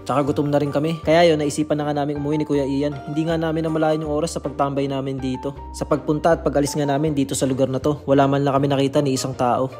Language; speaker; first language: Filipino; native; Filipino